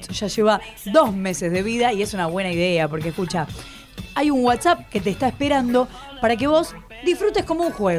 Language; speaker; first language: Spanish; native; Spanish